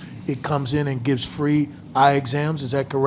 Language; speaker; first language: English; native; English